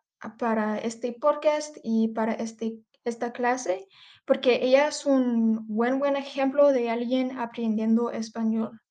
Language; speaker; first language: Spanish; early bilingual, heritage; English